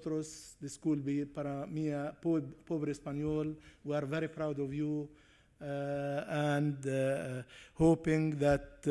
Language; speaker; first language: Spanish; non-native, learner; Arabic